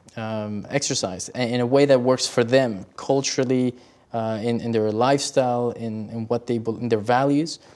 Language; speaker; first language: English; early bilingual, other home language; Spanish